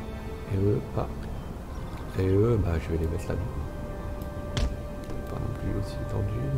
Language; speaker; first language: French; native; French